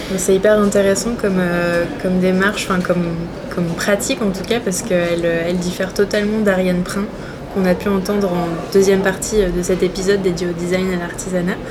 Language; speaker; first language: French; native; French